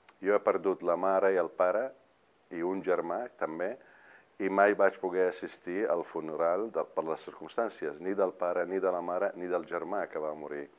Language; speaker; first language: Catalan; non-native, fluent; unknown